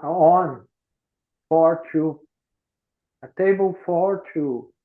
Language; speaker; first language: English; non-native, learner; Portuguese